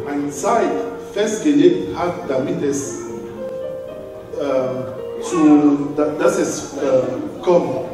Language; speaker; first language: German; non-native, learner; French